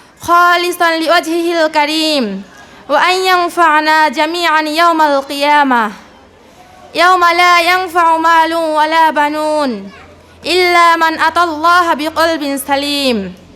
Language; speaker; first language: Arabic; non-native, learner; Bangla